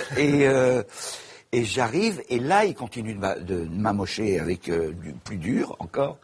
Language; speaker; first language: French; native; French